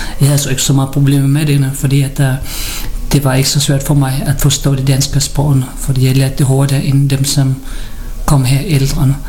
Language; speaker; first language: Danish; early bilingual, other home language; Filipino